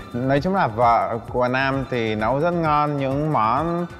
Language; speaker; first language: Vietnamese; non-native, fluent; Czech